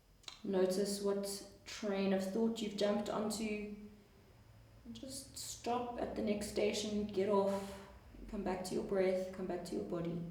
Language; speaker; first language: English; native; English